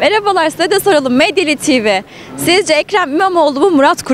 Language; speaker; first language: Turkish; native; Turkish